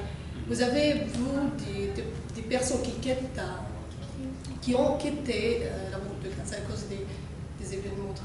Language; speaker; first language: French; non-native, learner; Arabic